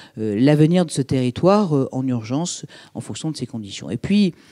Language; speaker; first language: French; native; French